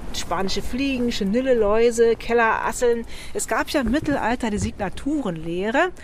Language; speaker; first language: German; native; German